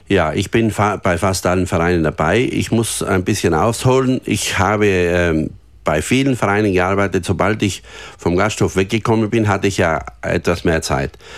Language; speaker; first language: German; native; German